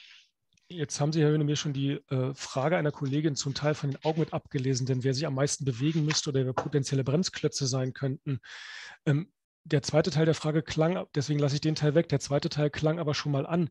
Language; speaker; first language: German; native; German